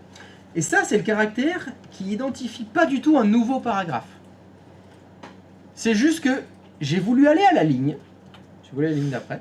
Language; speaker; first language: French; native; French